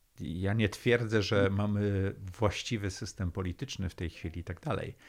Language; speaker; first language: Polish; early bilingual, heritage; Polish